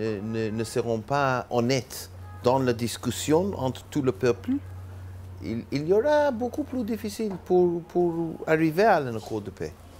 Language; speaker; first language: French; non-native, learner; Hebrew